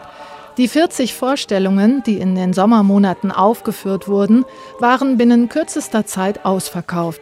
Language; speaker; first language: German; native; German